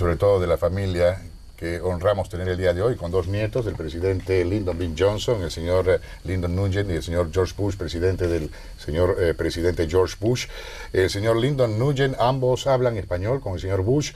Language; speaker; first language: Spanish; native; Spanish